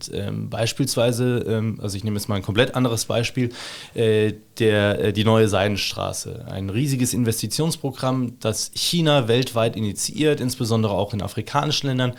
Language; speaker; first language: German; native; German